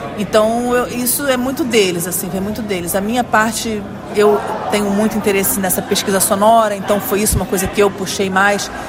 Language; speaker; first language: Portuguese; native; Portuguese